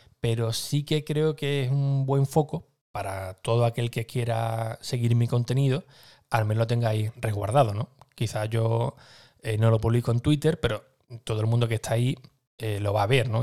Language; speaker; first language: Spanish; native; Spanish